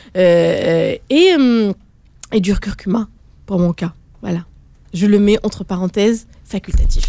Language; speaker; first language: French; native; French